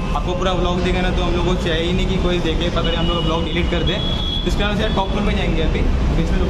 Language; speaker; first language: Hindi; native; Hindi